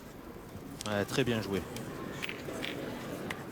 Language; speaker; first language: French; native; French